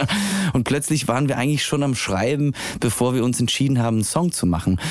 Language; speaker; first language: German; native; German